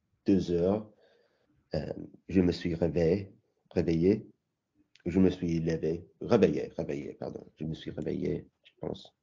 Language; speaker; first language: French; non-native, learner; English